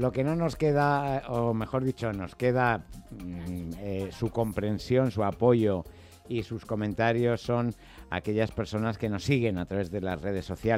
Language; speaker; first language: Spanish; native; Spanish